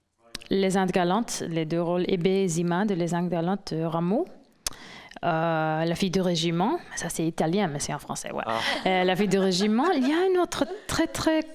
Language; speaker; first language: French; non-native, fluent; English